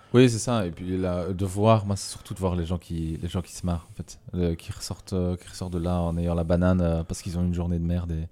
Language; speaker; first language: French; native; French